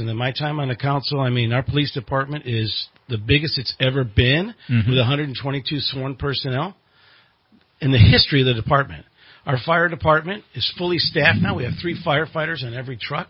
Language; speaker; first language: English; native; English